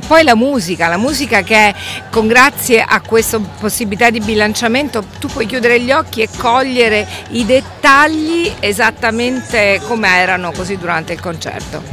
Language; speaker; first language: Italian; native; Italian